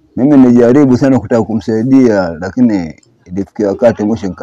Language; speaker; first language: Swahili; native; Swahili